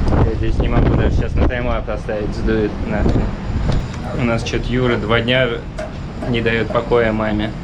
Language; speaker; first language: Russian; native; Russian